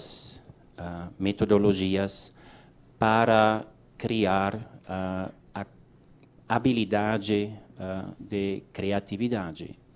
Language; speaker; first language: Portuguese; non-native, learner; English